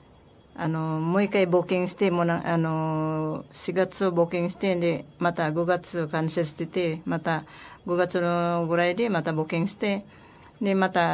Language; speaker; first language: Japanese; non-native, learner; Filipino